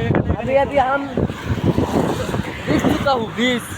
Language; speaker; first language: Hindi; non-native, fluent; Bangla